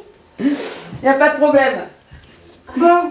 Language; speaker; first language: French; native; French